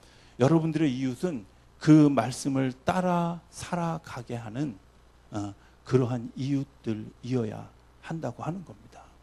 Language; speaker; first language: Korean; native; Korean